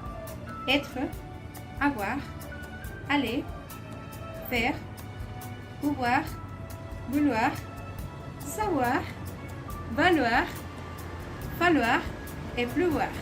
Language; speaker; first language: French; non-native, learner; Spanish